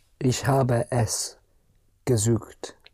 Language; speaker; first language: German; non-native, learner; English